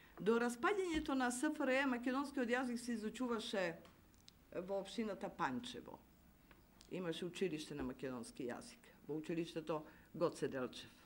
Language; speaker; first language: Macedonian; early bilingual, heritage; Macedonian